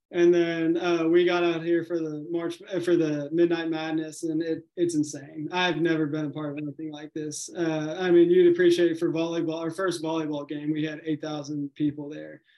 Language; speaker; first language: English; native; English